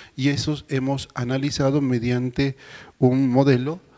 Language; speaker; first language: Spanish; native; Spanish